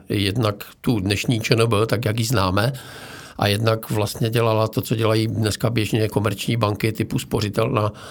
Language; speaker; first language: Czech; native; Czech